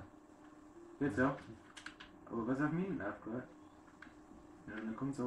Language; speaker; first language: German; native; German